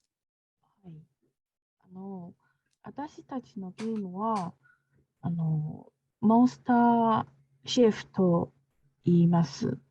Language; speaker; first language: Japanese; non-native, learner; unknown